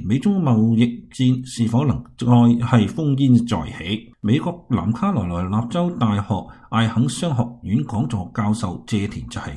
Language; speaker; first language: Chinese; non-native, local second language; Cantonese